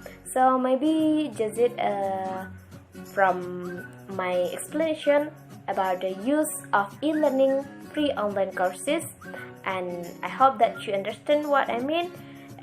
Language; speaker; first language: English; non-native, learner; Indonesian